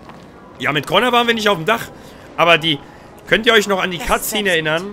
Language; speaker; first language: German; native; German